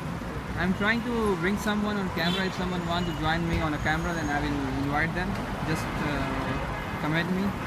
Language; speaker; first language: English; non-native, fluent; Urdu